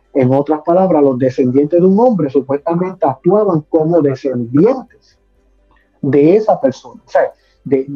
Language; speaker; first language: Spanish; native; Spanish